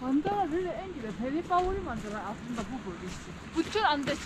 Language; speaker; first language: Turkish; non-native, learner; Korean